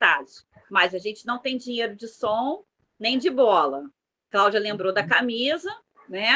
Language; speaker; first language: Portuguese; native; Portuguese